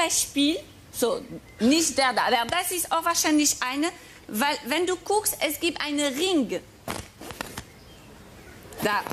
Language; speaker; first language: German; non-native, fluent; French